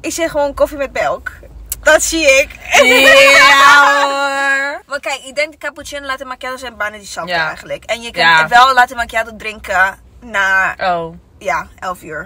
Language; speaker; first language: Dutch; non-native, learner; Italian